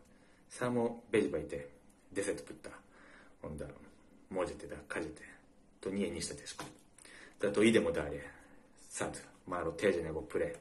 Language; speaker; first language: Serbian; non-native, learner; Japanese